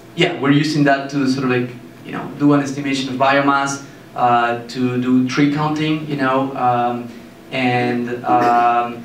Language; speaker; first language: English; non-native, fluent; Spanish